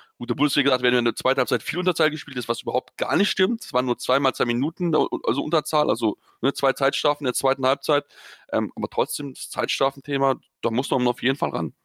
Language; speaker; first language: German; native; German